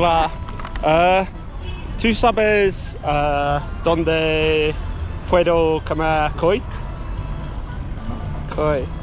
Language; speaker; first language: Spanish; non-native, learner; English